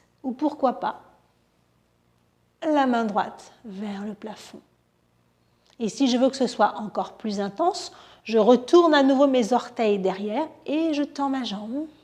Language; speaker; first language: French; native; French